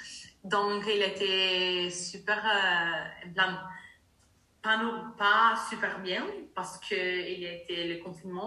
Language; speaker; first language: French; non-native, learner; Italian